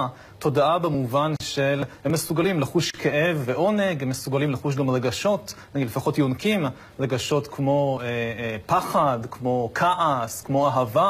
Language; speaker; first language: Hebrew; native; Hebrew